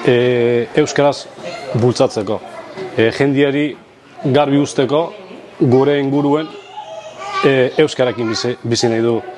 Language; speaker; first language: Basque; non-native, learner; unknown